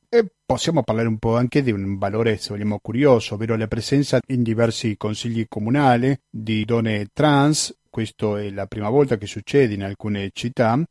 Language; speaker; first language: Italian; non-native, fluent; Spanish